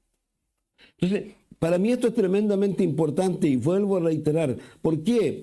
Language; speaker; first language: Spanish; native; Spanish